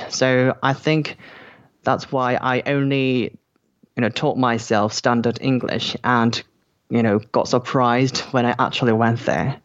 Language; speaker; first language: English; non-native, fluent; Korean